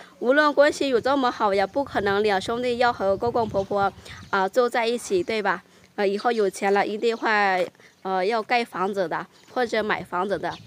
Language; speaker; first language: Chinese; non-native, fluent; Lao